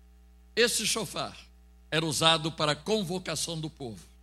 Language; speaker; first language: Portuguese; native; Portuguese